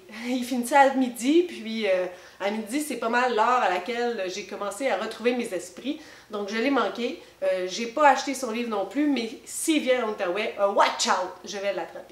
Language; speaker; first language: French; native; French